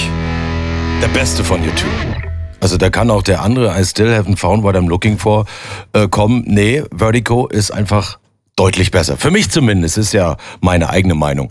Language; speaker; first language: German; native; German